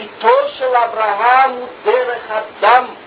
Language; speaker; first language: Hebrew; non-native, fluent; Russian